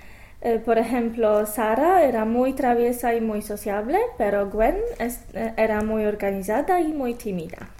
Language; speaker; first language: Spanish; non-native, fluent; English